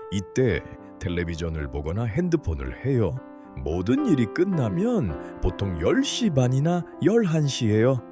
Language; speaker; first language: Korean; non-native, fluent; Uzbek